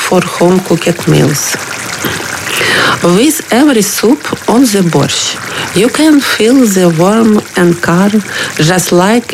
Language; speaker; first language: English; non-native, fluent; Ukrainian